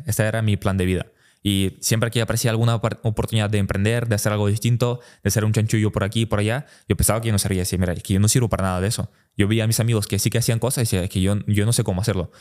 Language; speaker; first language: Spanish; early bilingual, other home language; Russian